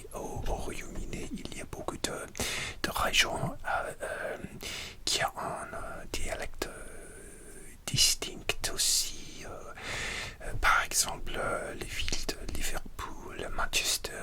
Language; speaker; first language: French; non-native, learner; English